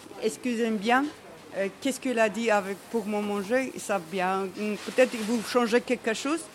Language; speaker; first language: French; non-native, learner; Georgian